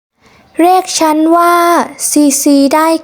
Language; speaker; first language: Thai; non-native, fluent; Burmese